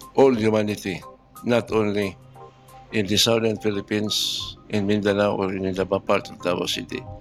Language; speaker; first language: English; non-native, local second language; Cebuano